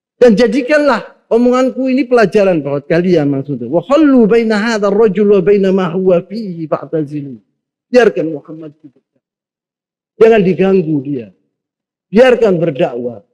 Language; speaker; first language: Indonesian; native; Indonesian